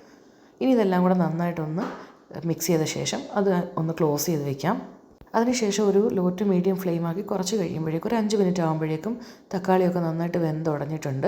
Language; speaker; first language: Malayalam; native; Malayalam